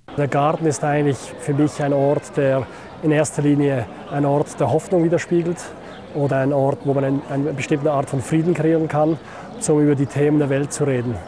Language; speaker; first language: German; native; German